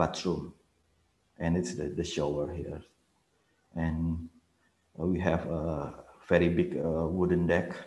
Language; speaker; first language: English; non-native, fluent; Indonesian